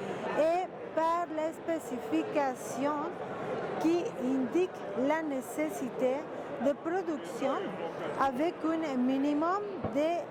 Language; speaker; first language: French; non-native, fluent; Spanish